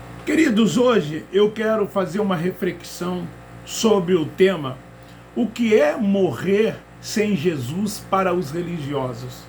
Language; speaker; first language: Portuguese; native; Portuguese